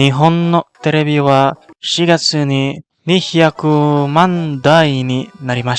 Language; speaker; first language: Japanese; non-native, learner; Indonesian